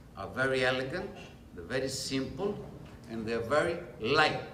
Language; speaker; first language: English; non-native, fluent; Greek